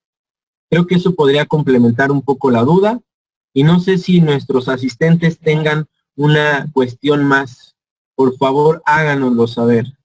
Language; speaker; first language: Spanish; native; Spanish